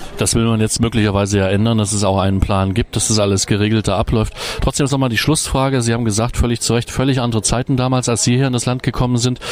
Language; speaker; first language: German; native; German